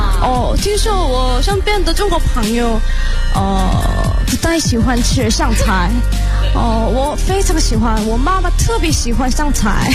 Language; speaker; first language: Chinese; non-native, learner; Korean